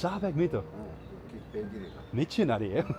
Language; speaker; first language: Korean; non-native, learner; Dutch